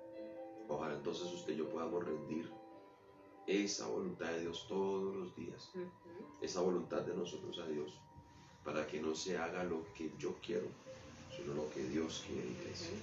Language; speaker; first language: Spanish; native; Spanish